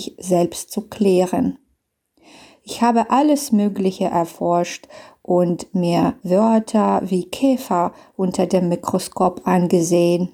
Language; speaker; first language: German; non-native, fluent; Belarusian